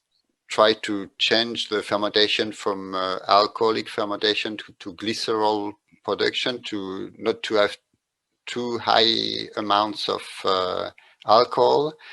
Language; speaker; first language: English; non-native, fluent; French